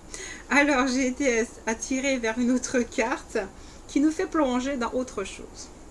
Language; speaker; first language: French; native; French